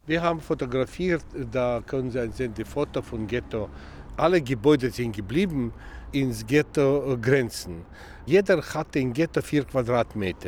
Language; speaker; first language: German; non-native, learner; Russian